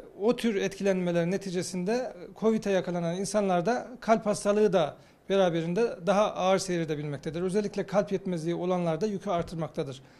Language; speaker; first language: Turkish; native; Turkish